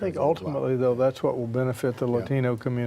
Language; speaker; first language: English; native; English